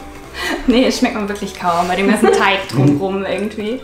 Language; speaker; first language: German; native; German